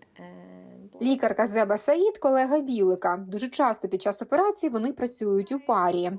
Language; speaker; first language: Ukrainian; native; Ukrainian